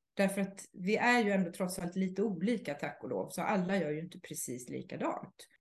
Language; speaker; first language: Swedish; native; Swedish